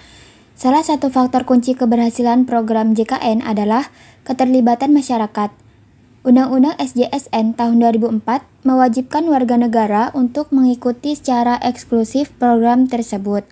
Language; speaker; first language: Indonesian; native; Indonesian